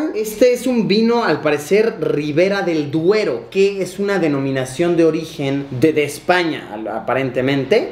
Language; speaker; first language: Spanish; native; Spanish